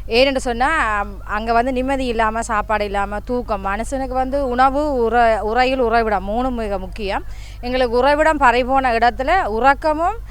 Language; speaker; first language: Tamil; native; Tamil